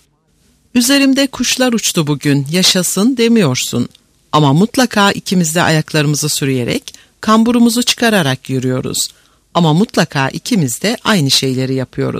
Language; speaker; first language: Turkish; native; Turkish